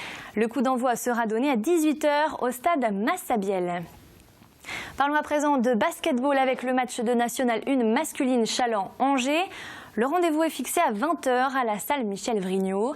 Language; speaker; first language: French; native; French